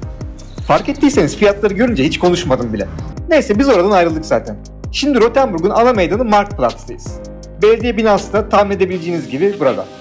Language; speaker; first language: Turkish; native; Turkish